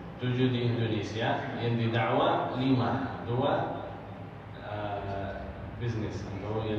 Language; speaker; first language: Indonesian; non-native, fluent; Arabic